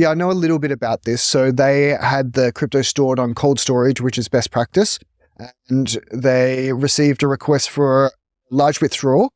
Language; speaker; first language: English; native; English